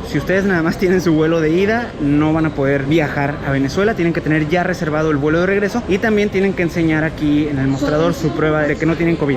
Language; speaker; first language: Spanish; native; Spanish